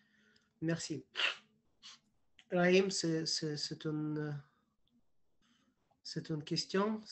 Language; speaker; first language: French; non-native, fluent; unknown